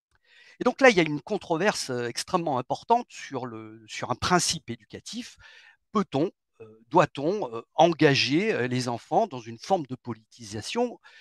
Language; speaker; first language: French; native; French